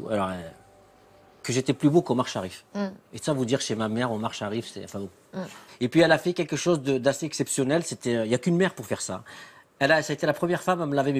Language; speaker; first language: French; native; French